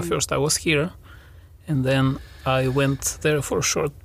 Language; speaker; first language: English; non-native, fluent; Russian